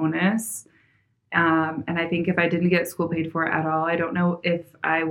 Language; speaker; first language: English; native; English